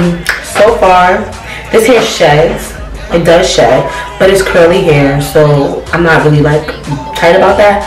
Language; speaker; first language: English; native; English